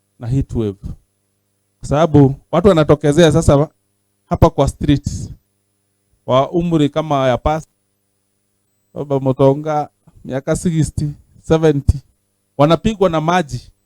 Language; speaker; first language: Swahili; non-native, local second language; Kikuyu